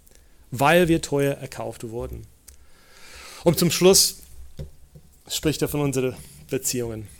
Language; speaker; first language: German; non-native, fluent; English